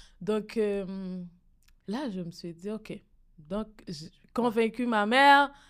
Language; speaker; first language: French; non-native, local second language; Haitian Creole